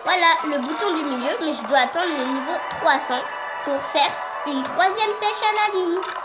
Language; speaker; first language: French; native; French